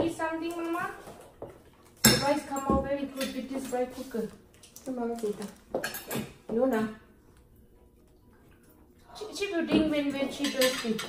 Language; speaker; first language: English; non-native, learner; Thai